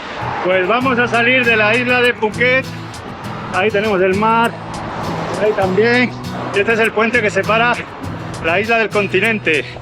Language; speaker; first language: Spanish; native; Spanish